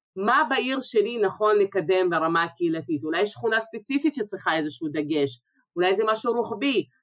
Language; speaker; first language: Hebrew; early bilingual, other home language; Russian